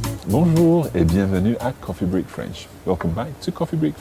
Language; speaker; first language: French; non-native, fluent; English